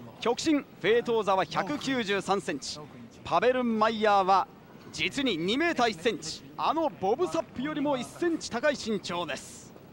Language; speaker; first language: Japanese; native; Japanese